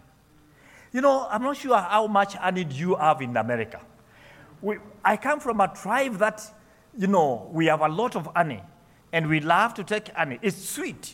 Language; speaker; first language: English; non-native, local second language; Kikuyu